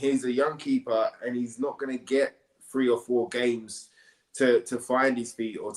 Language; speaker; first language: English; native; English